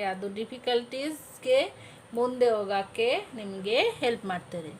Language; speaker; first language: Kannada; non-native, local second language; Hindi